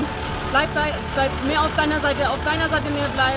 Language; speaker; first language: German; native; German